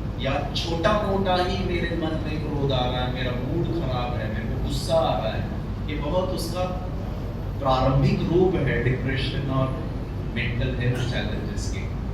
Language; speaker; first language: Hindi; non-native, local second language; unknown